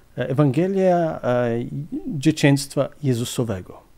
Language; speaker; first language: Polish; non-native, fluent; Croatian